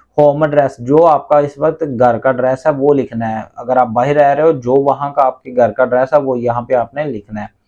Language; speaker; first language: Urdu; non-native, local second language; Punjabi